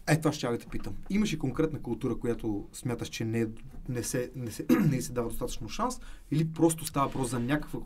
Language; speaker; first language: Bulgarian; native; Bulgarian